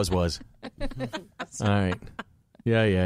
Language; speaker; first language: English; native; English